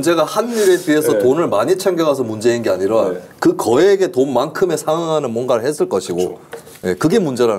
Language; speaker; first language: Korean; native; Korean